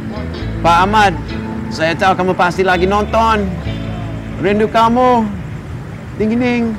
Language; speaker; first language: Indonesian; non-native, fluent; English